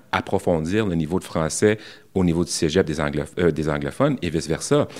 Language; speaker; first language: French; native; French